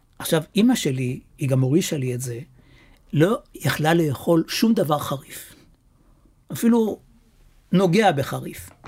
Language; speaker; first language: Hebrew; native; Hebrew